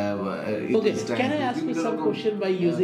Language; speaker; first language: English; non-native, learner; Bangla